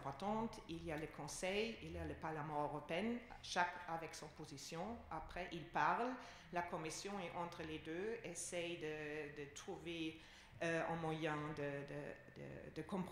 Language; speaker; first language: French; non-native, fluent; German